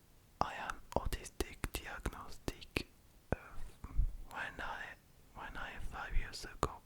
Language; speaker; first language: English; non-native, learner; French